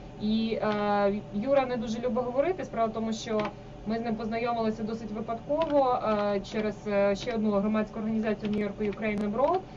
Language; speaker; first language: Ukrainian; native; Ukrainian